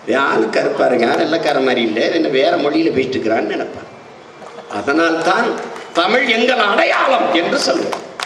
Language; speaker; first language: Tamil; native; Tamil